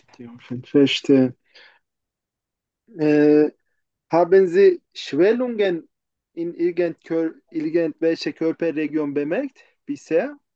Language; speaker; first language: German; non-native, fluent; Turkish